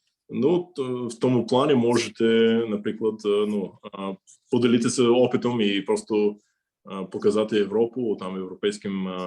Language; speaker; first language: Ukrainian; non-native, fluent; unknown